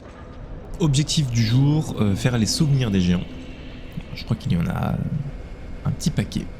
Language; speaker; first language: French; native; French